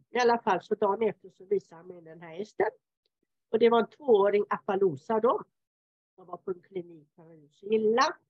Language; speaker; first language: Swedish; native; Swedish